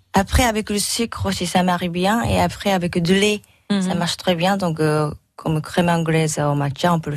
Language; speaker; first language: French; non-native, learner; Japanese